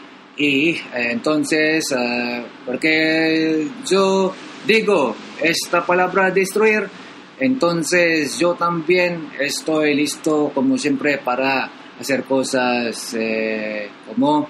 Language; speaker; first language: Spanish; non-native, learner; Filipino